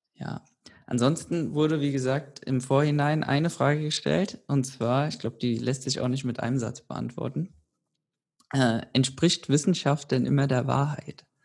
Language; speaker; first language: German; native; German